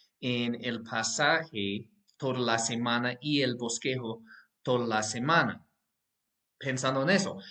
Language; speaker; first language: Spanish; non-native, fluent; English